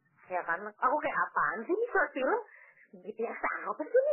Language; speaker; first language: Indonesian; native; Indonesian